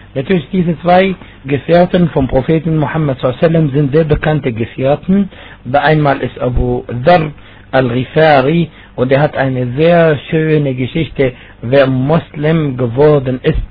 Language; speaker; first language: German; non-native, fluent; Arabic